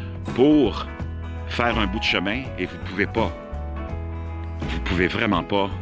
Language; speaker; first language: French; native; French